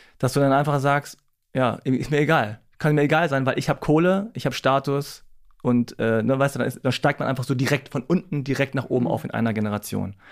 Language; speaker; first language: German; native; German